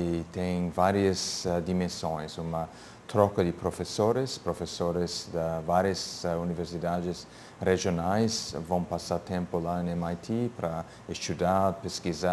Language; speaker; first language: Portuguese; non-native, fluent; English